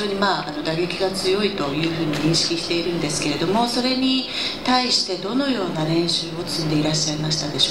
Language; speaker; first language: Japanese; native; Japanese